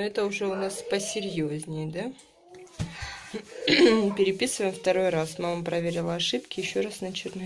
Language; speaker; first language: Russian; native; Russian